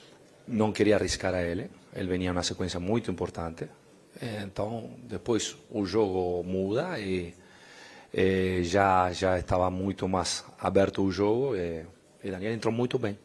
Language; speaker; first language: Portuguese; non-native, fluent; Spanish